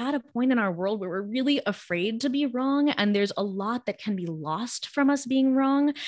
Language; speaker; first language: English; early bilingual, other home language; Gujarati